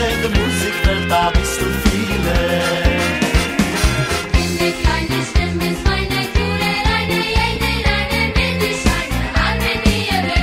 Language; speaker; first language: English; native; English